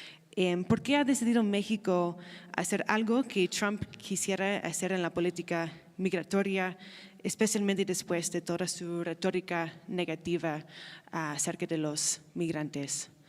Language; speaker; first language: Spanish; non-native, fluent; English